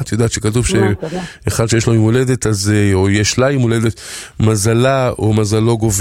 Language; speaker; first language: Hebrew; native; Hebrew